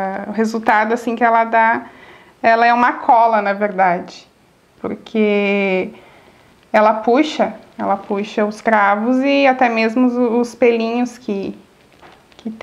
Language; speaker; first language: Portuguese; native; Portuguese